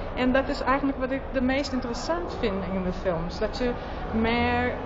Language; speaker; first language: Dutch; non-native, fluent; Portuguese